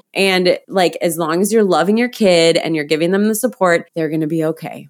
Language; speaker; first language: English; native; English